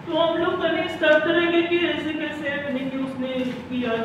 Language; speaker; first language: Hindi; non-native, local second language; Marathi